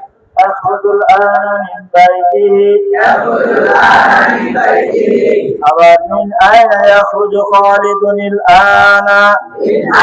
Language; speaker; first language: Arabic; non-native, fluent; Bangla